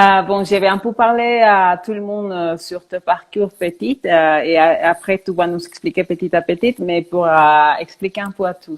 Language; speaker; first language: French; non-native, fluent; Spanish